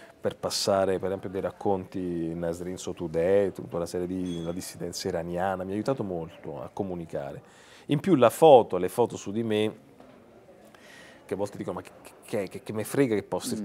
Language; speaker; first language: Italian; native; Italian